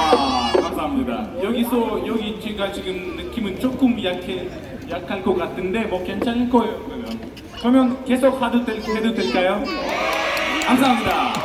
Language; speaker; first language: Korean; non-native, learner; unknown